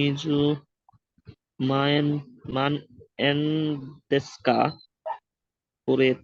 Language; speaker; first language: Japanese; non-native, learner; Bangla